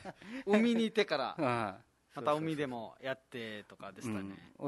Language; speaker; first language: Japanese; non-native, fluent; Nepali